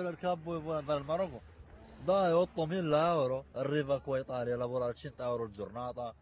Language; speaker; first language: Italian; non-native, learner; Arabic